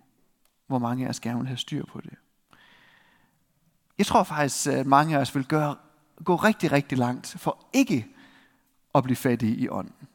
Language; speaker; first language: Danish; native; Danish